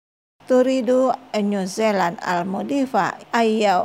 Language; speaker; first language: Arabic; non-native, fluent; Indonesian